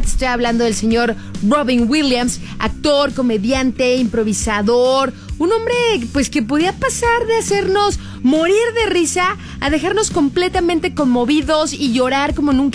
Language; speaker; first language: Spanish; native; Spanish